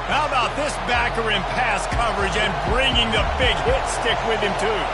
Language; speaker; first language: English; native; English